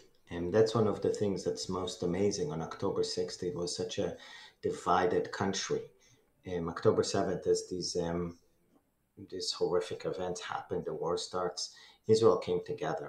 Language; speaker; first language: English; non-native, fluent; Hebrew